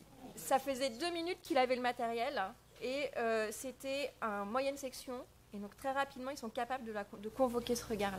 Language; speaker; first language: French; native; French